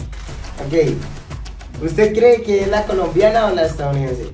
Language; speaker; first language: Spanish; native; Spanish